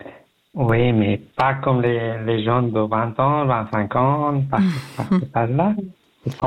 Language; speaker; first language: French; non-native, learner; Pashto